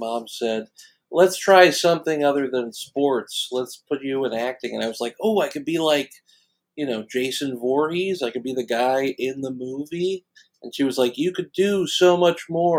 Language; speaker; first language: English; native; English